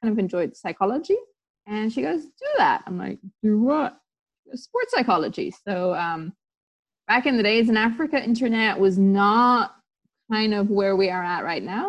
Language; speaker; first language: English; non-native, local second language; German